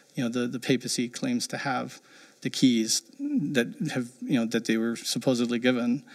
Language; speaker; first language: English; early bilingual, heritage; German